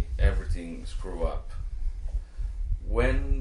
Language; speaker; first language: English; non-native, fluent; Italian